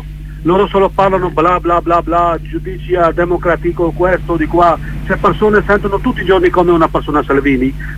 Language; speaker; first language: Italian; non-native, learner; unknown